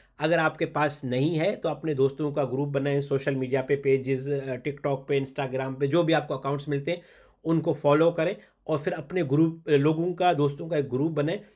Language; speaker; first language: Urdu; non-native, local second language; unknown